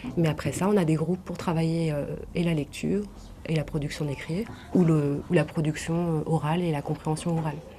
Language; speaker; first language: French; native; French